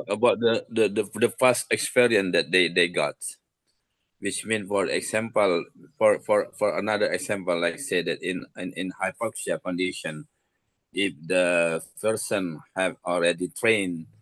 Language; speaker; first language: English; non-native, fluent; Indonesian